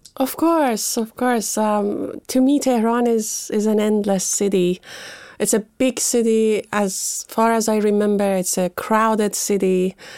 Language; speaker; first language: English; non-native, fluent; Persian